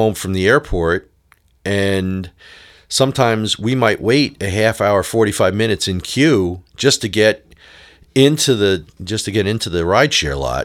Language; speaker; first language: English; native; English